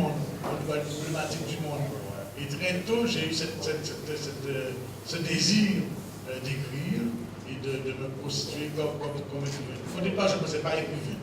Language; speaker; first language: French; native; French